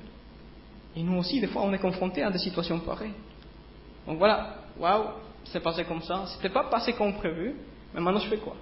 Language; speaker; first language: French; native; French